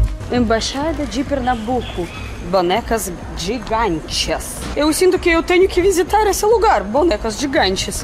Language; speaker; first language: Portuguese; non-native, fluent; Russian